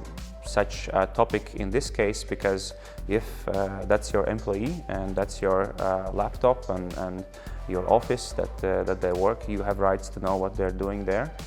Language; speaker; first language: English; non-native, fluent; Latvian